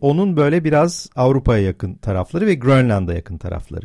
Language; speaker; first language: Turkish; native; Turkish